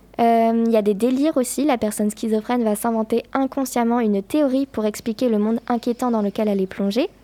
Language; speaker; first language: French; native; French